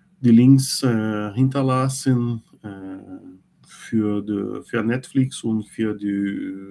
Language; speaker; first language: German; non-native, learner; Portuguese